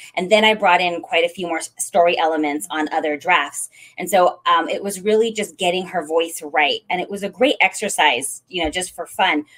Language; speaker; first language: English; native; English